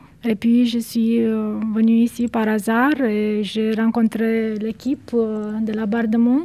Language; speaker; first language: French; non-native, fluent; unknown